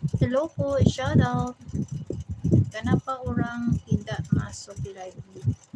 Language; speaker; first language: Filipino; non-native, local second language; Cebuano